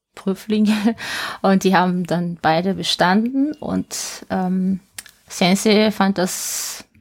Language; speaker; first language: German; non-native, fluent; Japanese